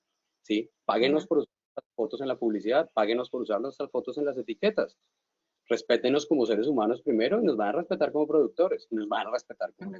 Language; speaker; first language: Spanish; native; Spanish